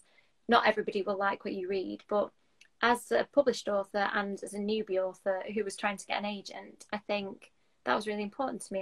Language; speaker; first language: English; native; English